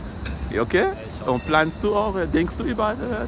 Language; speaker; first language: German; non-native, learner; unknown